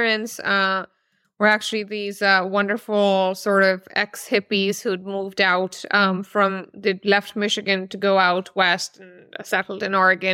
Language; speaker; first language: English; non-native, local second language; Urdu